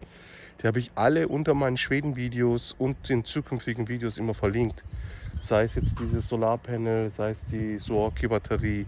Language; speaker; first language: German; native; German